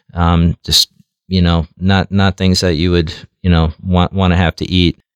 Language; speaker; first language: English; native; English